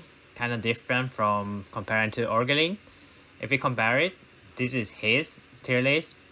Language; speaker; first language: English; non-native, fluent; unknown